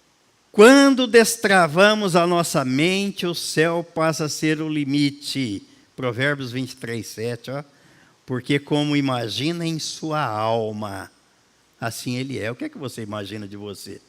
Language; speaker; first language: Portuguese; native; Portuguese